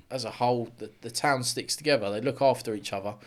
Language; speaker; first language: English; native; English